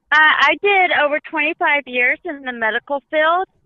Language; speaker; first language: English; native; English